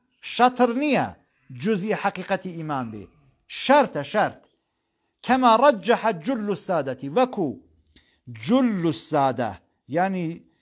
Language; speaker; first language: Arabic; non-native, fluent; Central Kurdish